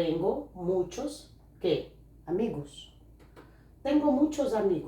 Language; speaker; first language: Spanish; non-native, fluent; Portuguese